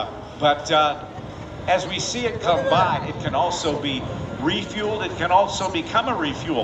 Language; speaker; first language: English; native; English